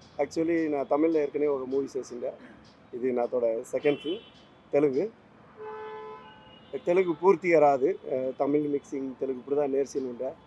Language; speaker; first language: Telugu; non-native, learner; Tamil